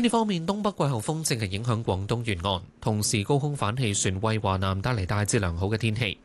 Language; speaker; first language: Chinese; non-native, local second language; Cantonese